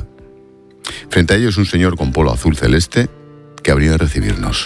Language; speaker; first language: Spanish; native; Spanish